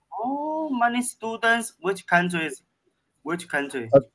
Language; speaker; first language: English; non-native, learner; Chinese